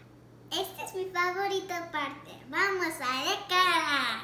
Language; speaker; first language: Spanish; early bilingual, heritage; English